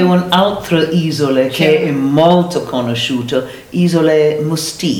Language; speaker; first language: Italian; non-native, learner; English